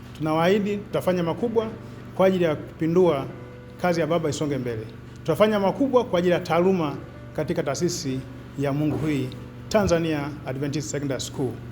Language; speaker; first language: Swahili; native; Swahili